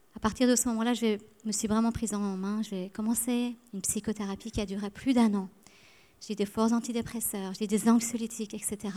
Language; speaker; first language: French; early bilingual, other home language; Persian